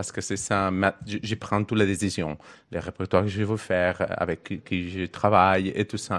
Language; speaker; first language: French; non-native, learner; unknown